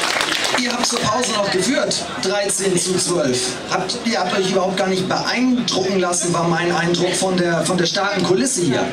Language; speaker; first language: German; native; German